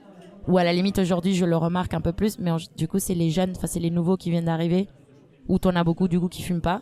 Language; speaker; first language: French; non-native, fluent; Spanish